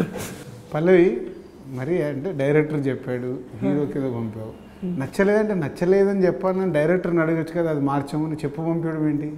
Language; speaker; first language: Telugu; native; Telugu